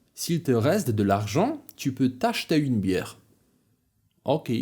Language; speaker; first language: French; non-native, fluent; Polish